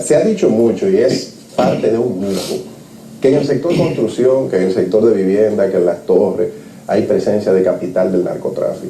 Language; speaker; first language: Spanish; native; Spanish